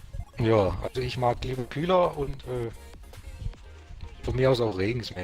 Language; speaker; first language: German; native; German